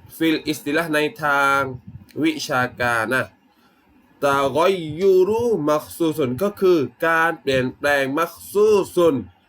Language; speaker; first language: Thai; non-native, local second language; Malay